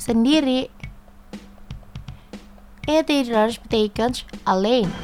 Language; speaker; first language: Dutch; non-native, learner; Indonesian